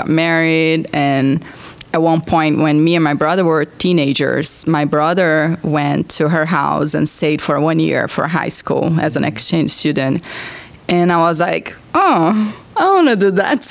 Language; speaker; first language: English; non-native, fluent; Portuguese